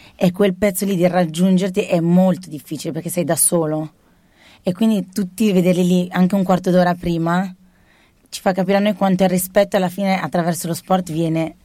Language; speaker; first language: Italian; early bilingual, other home language; Arabic